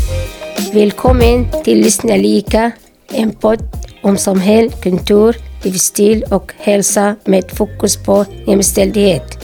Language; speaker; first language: Swedish; non-native, learner; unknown